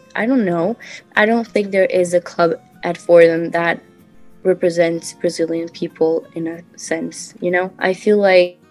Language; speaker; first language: English; non-native, fluent; Portuguese